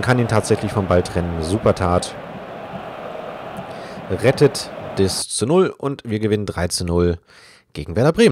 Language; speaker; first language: German; native; German